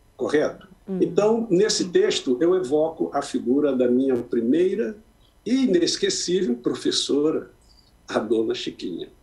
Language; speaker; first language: Portuguese; native; Portuguese